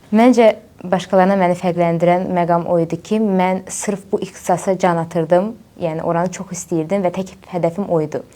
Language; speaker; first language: Azerbaijani; native; Azerbaijani